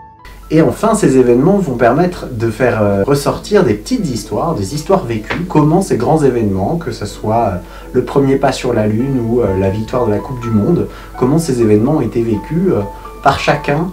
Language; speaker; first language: French; native; French